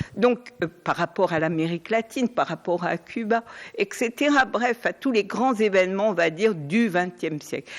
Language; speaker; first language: French; non-native, local second language; Arabic